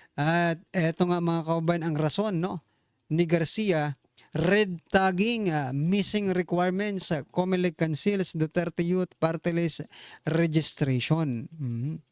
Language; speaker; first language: Filipino; non-native, local second language; Waray